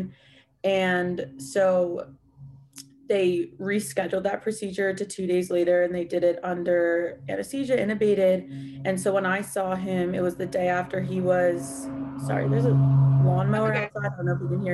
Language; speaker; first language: English; native; English